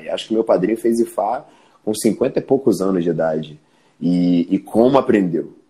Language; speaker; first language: Portuguese; early bilingual, other home language; Spanish